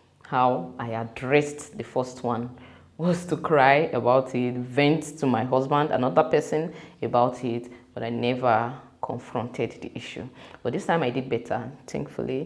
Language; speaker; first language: English; non-native, local second language; Yoruba